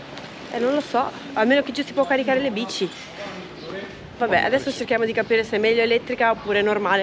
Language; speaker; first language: Italian; native; Italian